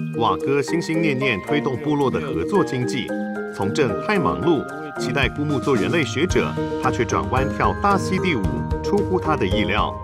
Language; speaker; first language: Chinese; native; Chinese